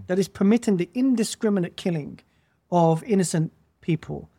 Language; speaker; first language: English; native; English